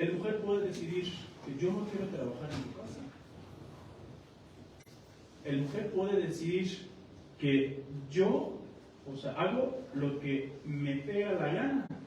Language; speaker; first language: Spanish; non-native, fluent; Persian